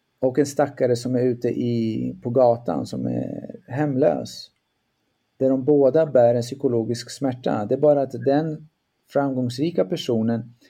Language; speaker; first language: Swedish; early bilingual, other home language; Greek